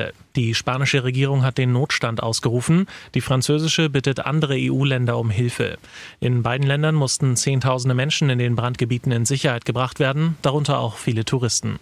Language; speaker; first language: German; native; German